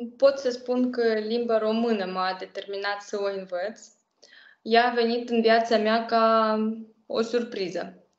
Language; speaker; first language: Romanian; non-native, fluent; Russian